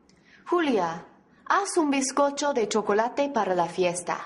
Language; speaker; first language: Spanish; non-native, fluent; English